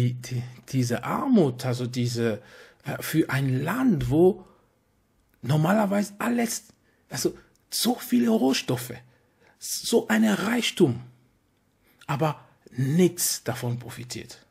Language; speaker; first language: German; non-native, fluent; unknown